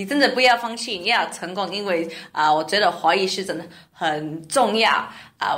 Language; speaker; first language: Chinese; non-native, learner; English